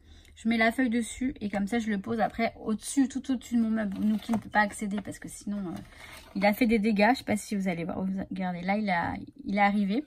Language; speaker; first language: French; native; French